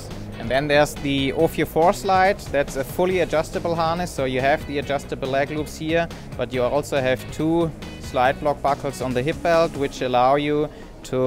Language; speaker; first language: English; non-native, fluent; German